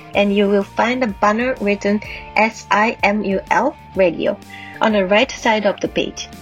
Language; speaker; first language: English; non-native, fluent; Japanese